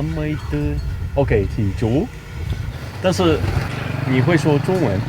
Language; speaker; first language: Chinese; non-native, learner; Polish